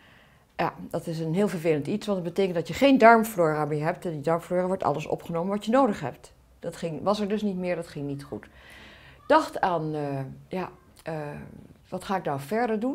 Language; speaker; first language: Dutch; native; Dutch